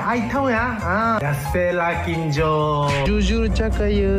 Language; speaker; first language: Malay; non-native, learner; Japanese